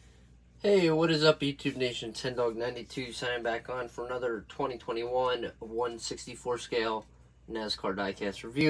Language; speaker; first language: English; native; English